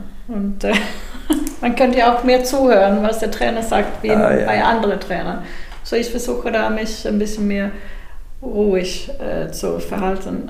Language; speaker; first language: German; non-native, fluent; Swedish